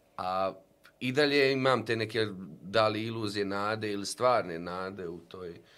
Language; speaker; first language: Bosnian; native; Bosnian